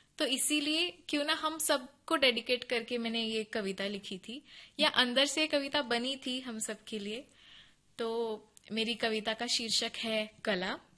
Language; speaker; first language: Hindi; non-native, local second language; Konkani